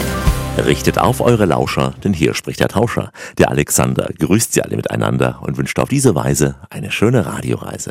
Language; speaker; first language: German; native; German